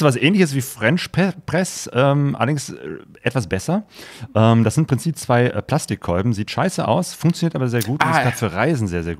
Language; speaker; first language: German; native; German